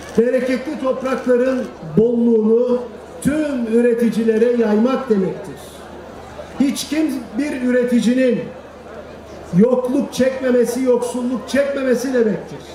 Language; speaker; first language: Turkish; native; Turkish